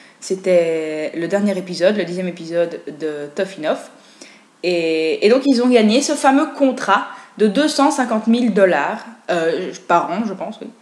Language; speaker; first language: French; native; French